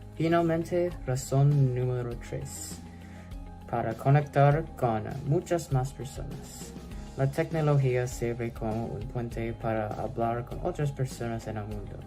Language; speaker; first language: Spanish; non-native, fluent; English